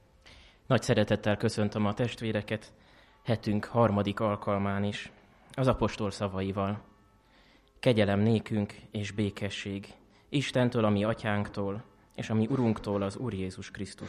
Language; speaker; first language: Hungarian; native; Hungarian